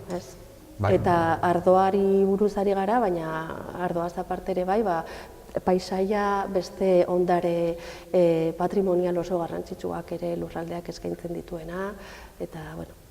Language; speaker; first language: Basque; non-native, local second language; Spanish